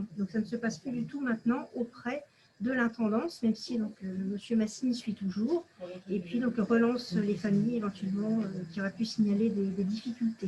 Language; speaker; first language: French; native; French